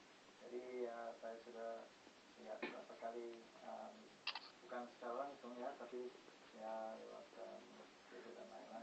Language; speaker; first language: Indonesian; non-native, fluent; English